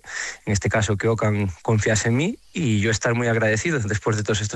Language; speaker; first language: Spanish; native; Spanish